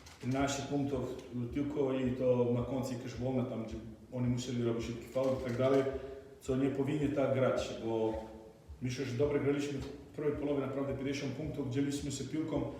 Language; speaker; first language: Polish; non-native, learner; Croatian